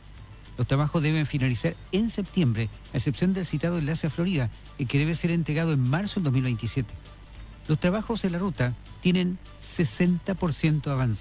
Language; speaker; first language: Spanish; native; Spanish